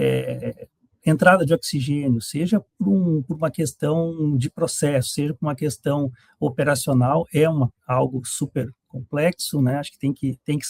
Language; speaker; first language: Portuguese; native; Portuguese